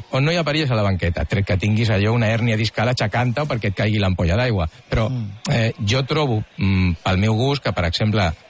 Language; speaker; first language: Catalan; native; Catalan